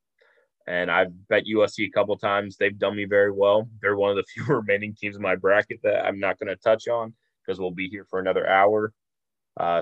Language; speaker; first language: English; native; English